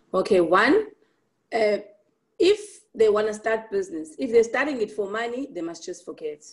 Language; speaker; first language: English; non-native, local second language; Zulu